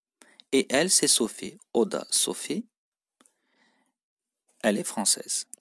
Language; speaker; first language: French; non-native, fluent; Turkish